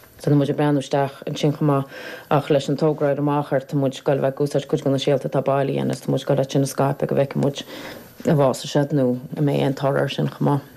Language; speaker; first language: Irish; native; Irish